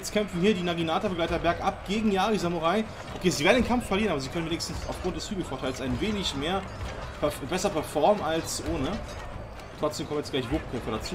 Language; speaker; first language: German; native; German